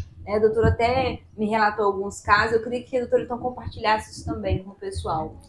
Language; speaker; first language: Portuguese; native; Portuguese